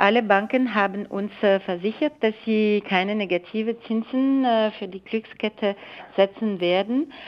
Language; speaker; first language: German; non-native, local second language; French